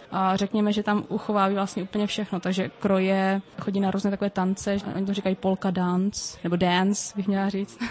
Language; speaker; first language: Czech; native; Czech